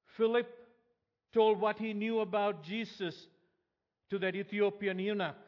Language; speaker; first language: English; non-native, local second language; Tamil